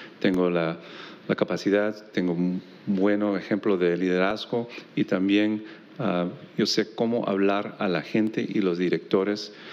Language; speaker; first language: Spanish; early bilingual, heritage; Spanish